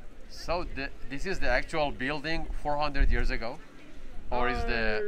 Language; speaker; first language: English; non-native, fluent; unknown